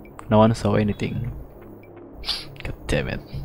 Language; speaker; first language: English; non-native, learner; Indonesian